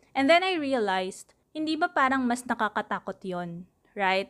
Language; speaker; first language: English; non-native, local second language; Filipino